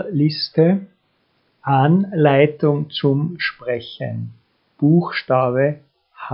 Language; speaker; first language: German; native; German